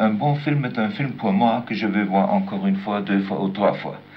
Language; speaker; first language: French; non-native, learner; German